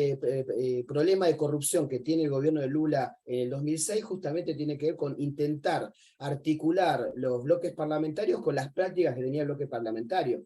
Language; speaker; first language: Spanish; native; Spanish